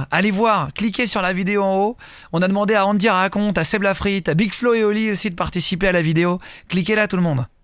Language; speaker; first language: French; native; French